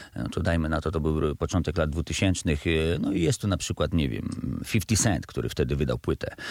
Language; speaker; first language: Polish; native; Polish